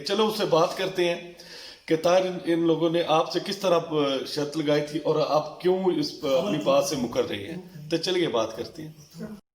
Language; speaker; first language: Urdu; non-native, local second language; Punjabi